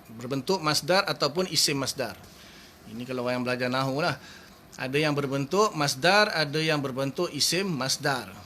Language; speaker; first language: Malay; native; Malay